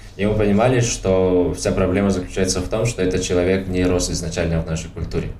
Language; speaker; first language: Russian; non-native, local second language; Tajik